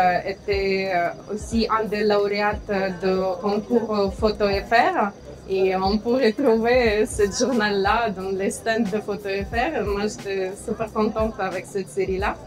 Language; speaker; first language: French; non-native, fluent; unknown